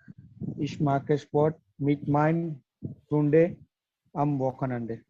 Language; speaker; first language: German; non-native, learner; Gujarati